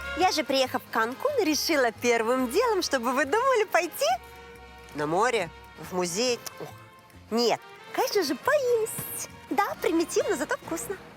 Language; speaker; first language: Russian; native; Russian